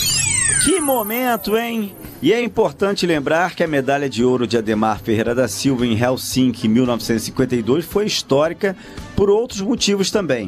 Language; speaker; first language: Portuguese; native; Portuguese